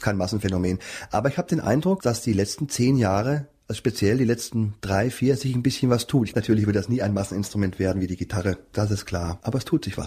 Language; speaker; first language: German; native; German